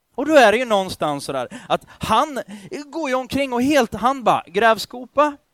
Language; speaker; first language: Swedish; native; Swedish